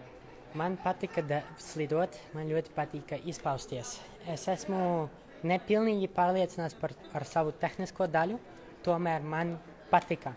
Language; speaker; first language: Latvian; non-native, local second language; Russian